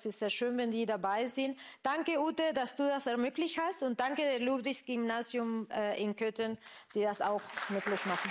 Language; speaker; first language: German; non-native, fluent; Spanish